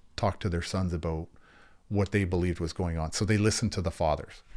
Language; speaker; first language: English; native; English